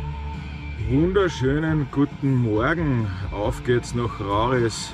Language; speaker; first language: German; native; German